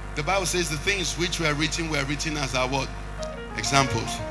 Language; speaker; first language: English; non-native, local second language; Igbo